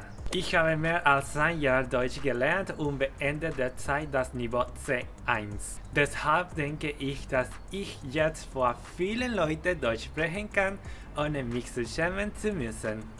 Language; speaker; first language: German; non-native, fluent; Spanish